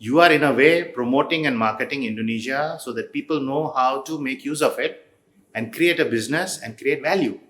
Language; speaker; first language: English; non-native, fluent; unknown